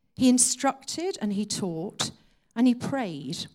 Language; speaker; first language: English; native; English